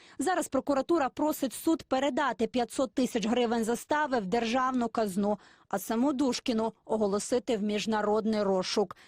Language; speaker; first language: Ukrainian; native; Ukrainian